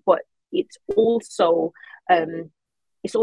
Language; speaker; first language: English; native; English